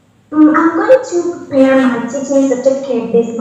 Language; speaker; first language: English; non-native, learner; Chinese